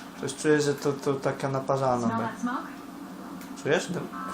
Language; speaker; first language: Polish; native; Polish